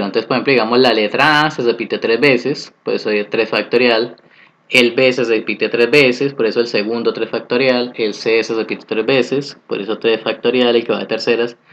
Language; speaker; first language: Spanish; native; Spanish